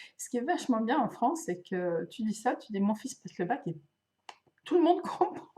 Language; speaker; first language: French; non-native, fluent; Swedish